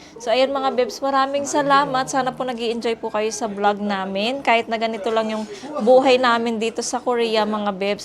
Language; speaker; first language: Filipino; native; Filipino